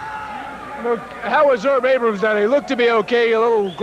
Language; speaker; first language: English; native; English